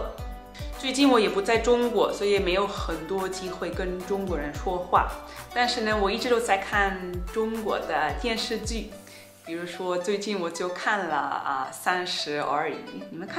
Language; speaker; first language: Chinese; non-native, fluent; German